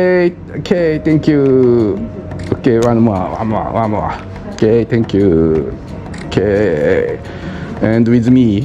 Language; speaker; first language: English; non-native, learner; Japanese